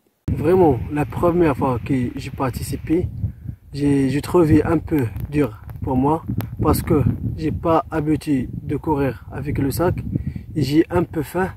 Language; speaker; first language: French; non-native, local second language; Arabic